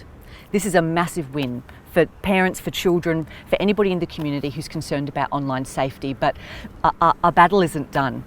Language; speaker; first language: English; native; English